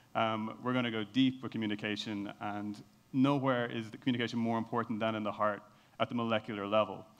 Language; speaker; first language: English; native; English